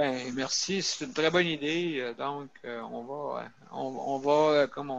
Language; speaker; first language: French; native; French